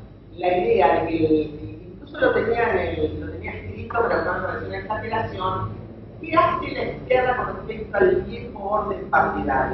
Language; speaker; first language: Spanish; native; Spanish